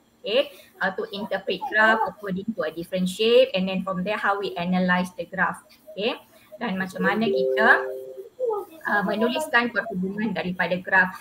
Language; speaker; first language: English; non-native, local second language; Malay